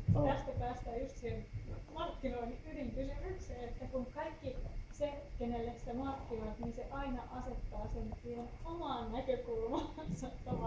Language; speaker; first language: Finnish; native; Finnish